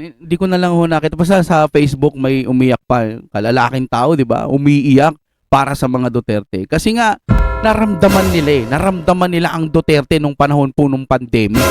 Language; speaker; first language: Filipino; non-native, local second language; Iloko